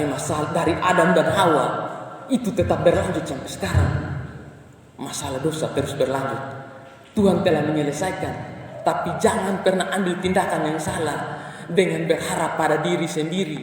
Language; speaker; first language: Indonesian; non-native, local second language; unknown